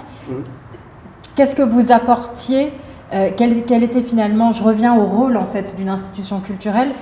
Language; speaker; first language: French; native; French